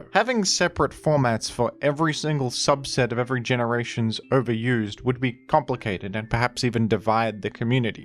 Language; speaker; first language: English; native; English